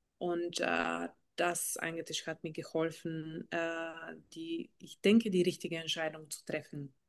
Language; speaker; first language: German; non-native, fluent; Bulgarian